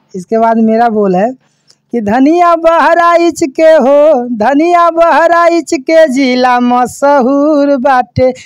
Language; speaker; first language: Hindi; native; Hindi